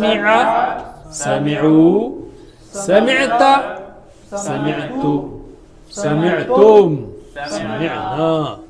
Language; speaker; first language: Arabic; non-native, fluent; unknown